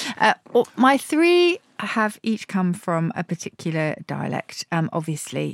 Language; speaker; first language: English; native; English